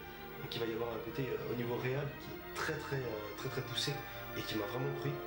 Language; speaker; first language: French; native; French